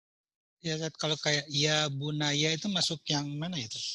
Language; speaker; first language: Indonesian; native; Indonesian